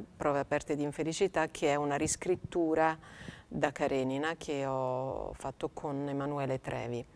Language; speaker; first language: Italian; native; Italian